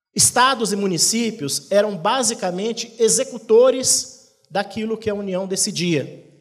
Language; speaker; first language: Portuguese; native; Portuguese